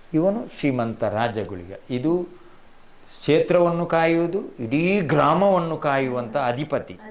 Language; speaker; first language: Kannada; non-native, local second language; Tulu